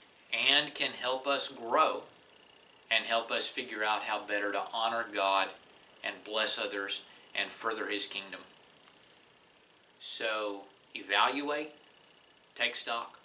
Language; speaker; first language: English; native; English